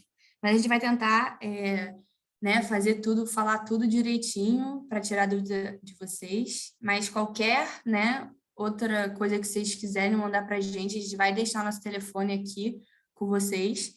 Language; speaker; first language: Portuguese; native; Portuguese